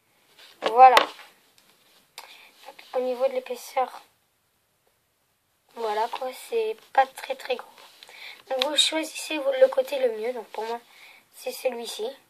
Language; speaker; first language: French; native; French